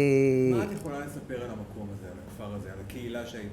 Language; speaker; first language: Hebrew; native; Hebrew